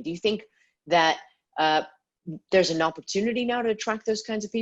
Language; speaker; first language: English; native; English